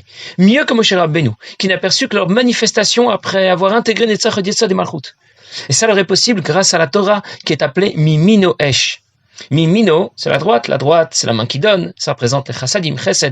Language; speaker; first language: French; native; French